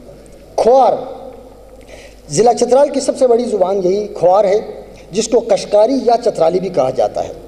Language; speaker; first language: Urdu; non-native, local second language; Northern Hindko